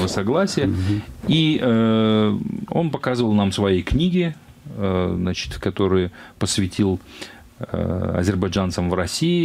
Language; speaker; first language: Russian; native; Russian